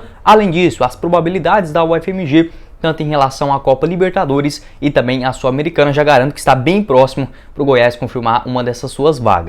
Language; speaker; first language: Portuguese; native; Portuguese